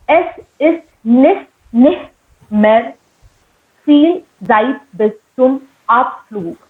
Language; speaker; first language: German; non-native, learner; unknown